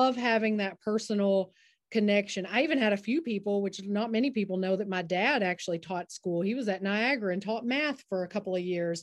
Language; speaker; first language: English; native; English